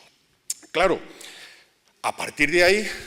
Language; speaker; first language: Spanish; native; Spanish